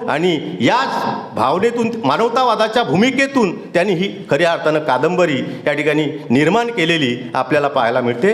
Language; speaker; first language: Marathi; native; Marathi